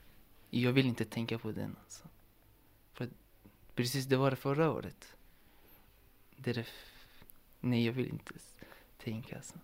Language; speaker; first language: Swedish; non-native, learner; Persian